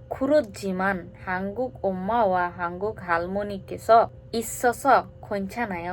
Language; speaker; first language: Korean; non-native, learner; Bangla